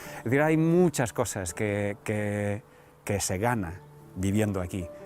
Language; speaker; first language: Spanish; early bilingual, other home language; English